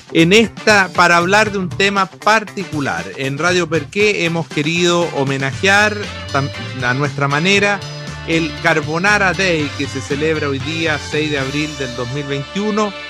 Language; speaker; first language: Spanish; native; Spanish